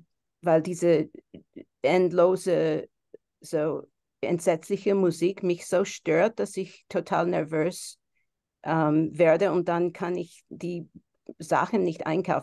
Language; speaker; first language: German; non-native, fluent; English